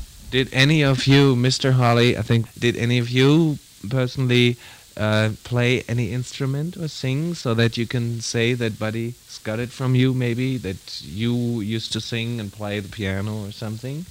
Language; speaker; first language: English; non-native, fluent; German